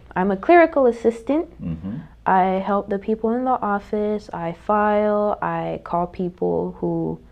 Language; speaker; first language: English; native; English